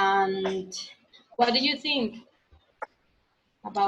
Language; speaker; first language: English; non-native, learner; Spanish